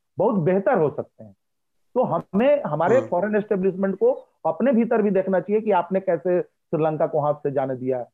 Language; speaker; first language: Hindi; native; Hindi